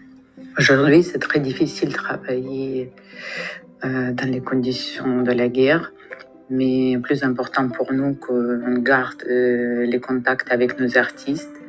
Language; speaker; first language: French; non-native, fluent; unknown